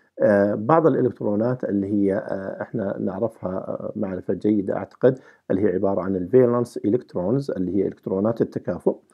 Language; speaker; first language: Arabic; native; Arabic